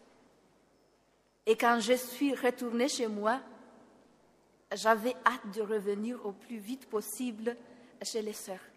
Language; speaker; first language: French; non-native, local second language; Malagasy